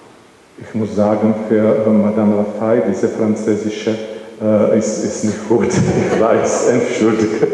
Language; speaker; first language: German; non-native, learner; Czech